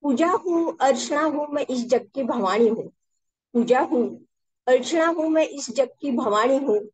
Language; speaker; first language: Hindi; non-native, local second language; Marathi